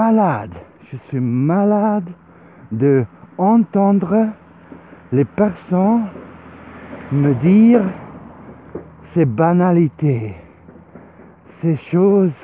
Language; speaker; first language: French; non-native, learner; Swiss German